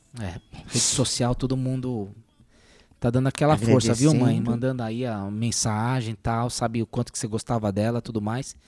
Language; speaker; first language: Portuguese; native; Portuguese